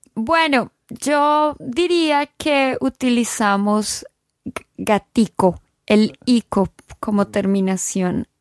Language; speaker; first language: Spanish; native; Spanish